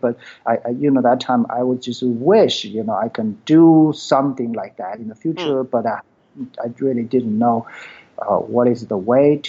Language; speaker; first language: English; non-native, fluent; Chinese